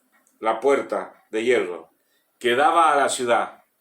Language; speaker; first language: Spanish; native; Spanish